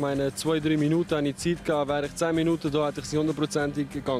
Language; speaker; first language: German; early bilingual, other home language; Albanian